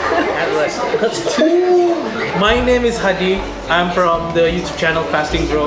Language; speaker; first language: English; non-native, local second language; Malay